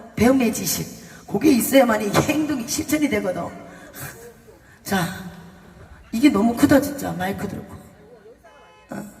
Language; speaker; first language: Korean; native; Korean